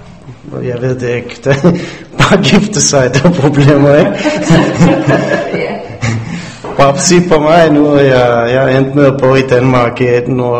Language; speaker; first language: Danish; non-native, fluent; English